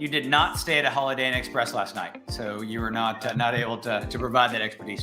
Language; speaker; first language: English; native; English